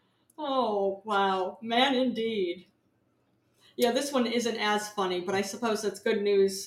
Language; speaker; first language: English; native; English